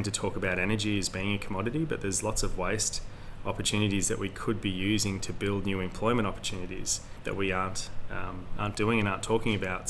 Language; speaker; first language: English; native; English